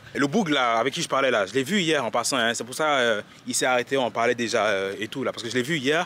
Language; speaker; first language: French; native; French